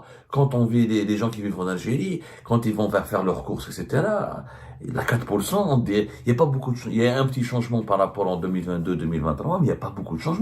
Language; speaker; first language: French; non-native, local second language; Arabic